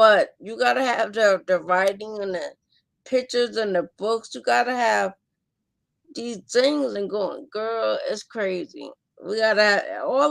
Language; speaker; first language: English; native; English